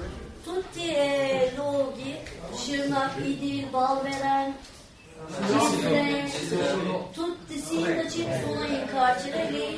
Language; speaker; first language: Italian; non-native, learner; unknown